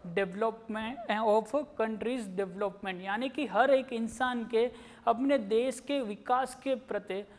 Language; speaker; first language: Hindi; non-native, local second language; Gujarati